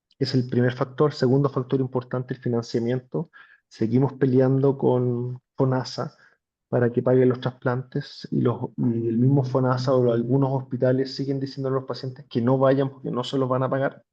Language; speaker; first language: Spanish; native; Spanish